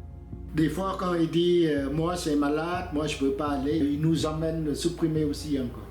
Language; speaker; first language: French; non-native, learner; Khmer